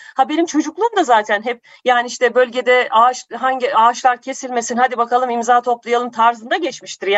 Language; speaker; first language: Turkish; native; Turkish